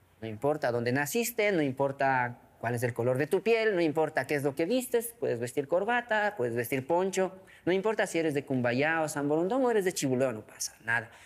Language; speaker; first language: Spanish; non-native, local second language; Quechua